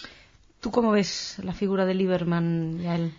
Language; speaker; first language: Spanish; native; Spanish